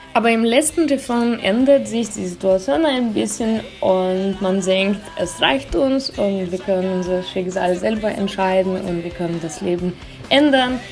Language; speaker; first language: German; non-native, fluent; Russian